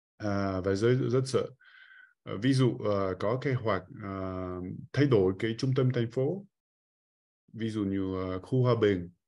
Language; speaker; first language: Vietnamese; non-native, fluent; French